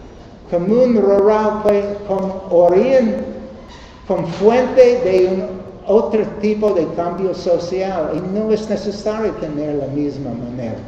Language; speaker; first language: Spanish; non-native, learner; English